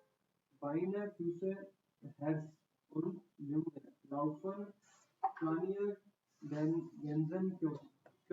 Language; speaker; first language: German; non-native, learner; Hindi